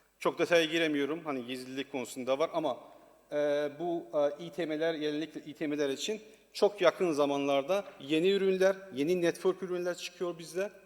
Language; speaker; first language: Turkish; non-native, learner; Persian